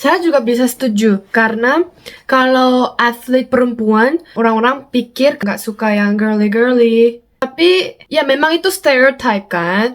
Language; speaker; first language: Indonesian; non-native, fluent; Korean